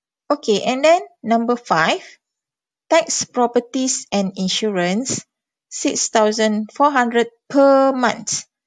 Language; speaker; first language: English; non-native, local second language; Malay